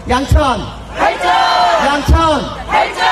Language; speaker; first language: Korean; native; Korean